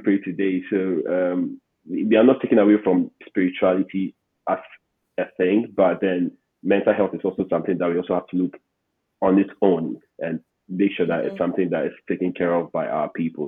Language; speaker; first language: English; non-native, local second language; Akan